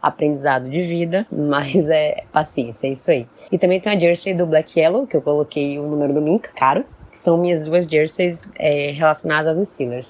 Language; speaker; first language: Portuguese; native; Portuguese